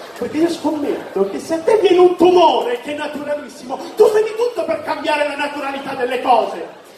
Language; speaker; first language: Italian; early bilingual, other home language; Arabic